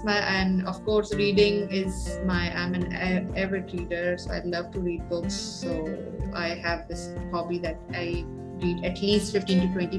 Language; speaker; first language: English; non-native, local second language; Urdu